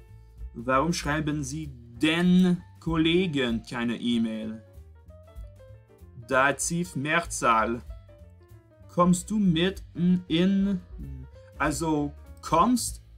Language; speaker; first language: German; non-native, fluent; French